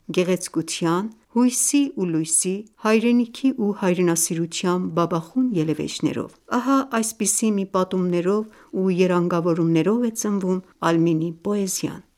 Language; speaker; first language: Armenian; early bilingual, heritage; Armenian